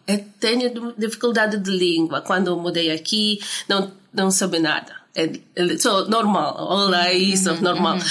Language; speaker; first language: Portuguese; non-native, learner; Filipino